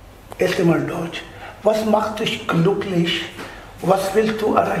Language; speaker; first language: German; non-native, learner; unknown